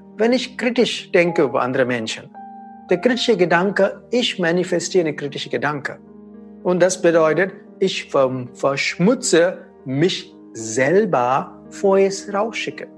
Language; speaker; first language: German; non-native, fluent; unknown